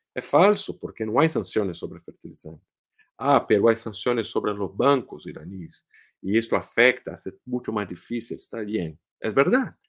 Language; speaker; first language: Spanish; non-native, fluent; Portuguese